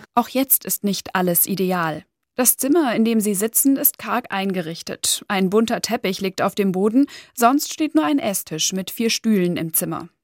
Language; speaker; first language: German; native; German